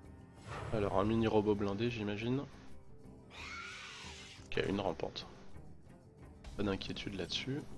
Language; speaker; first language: French; native; French